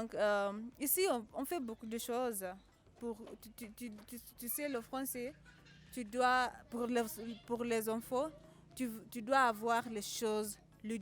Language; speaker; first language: French; non-native, fluent; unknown